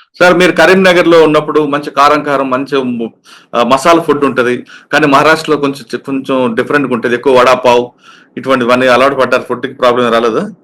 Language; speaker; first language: Telugu; native; Telugu